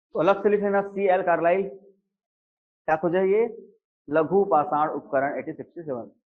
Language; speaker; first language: Hindi; native; Hindi